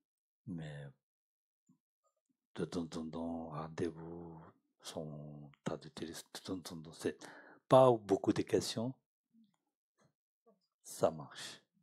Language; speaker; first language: French; non-native, learner; Tibetan